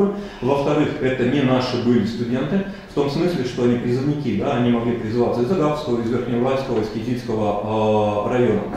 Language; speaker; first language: Russian; native; Russian